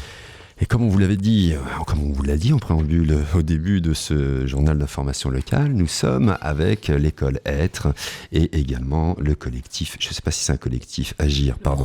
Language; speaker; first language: French; native; French